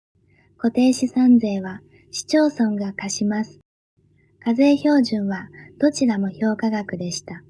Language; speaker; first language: Japanese; native; Japanese